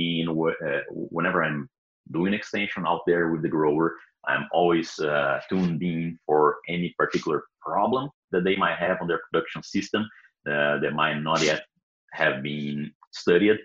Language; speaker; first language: English; non-native, fluent; Portuguese